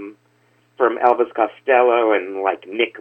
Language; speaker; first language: English; native; English